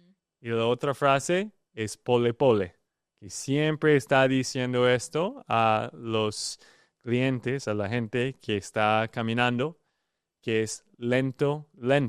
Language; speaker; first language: Spanish; non-native, learner; English